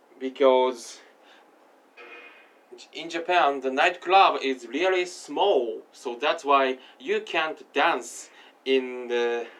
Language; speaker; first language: English; non-native, learner; Japanese